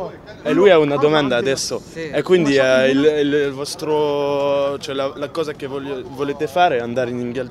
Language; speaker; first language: Italian; non-native, learner; Arabic